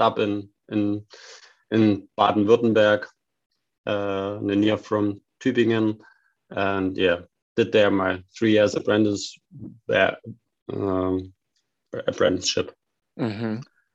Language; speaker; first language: English; non-native, fluent; German